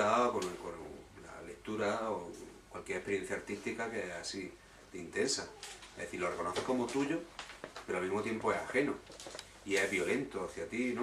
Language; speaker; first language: Spanish; native; Spanish